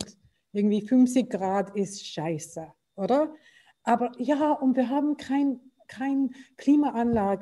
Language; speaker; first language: German; non-native, fluent; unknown